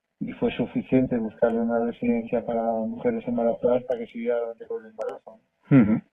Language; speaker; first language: Spanish; native; Spanish